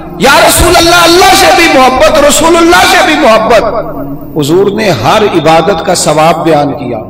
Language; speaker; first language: Urdu; non-native, local second language; Punjabi